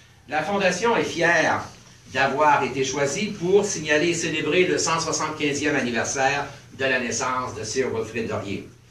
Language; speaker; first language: French; native; French